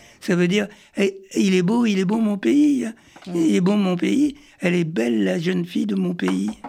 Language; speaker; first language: French; early bilingual, other home language; Arabic